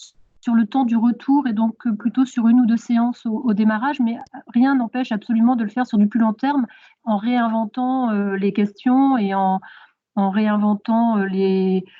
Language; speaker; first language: French; native; French